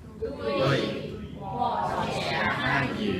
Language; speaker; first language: Chinese; non-native, learner; Thai